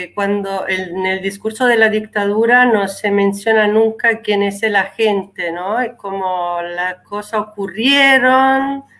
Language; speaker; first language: Spanish; non-native, fluent; Italian